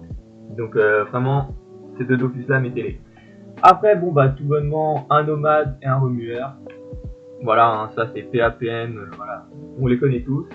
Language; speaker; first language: French; native; French